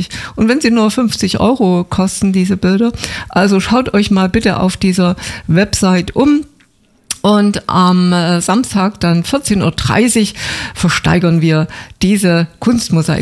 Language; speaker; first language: German; native; German